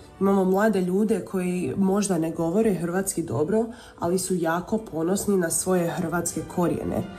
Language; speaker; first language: Croatian; early bilingual, heritage; Croatian